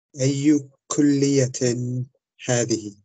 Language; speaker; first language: Arabic; non-native, learner; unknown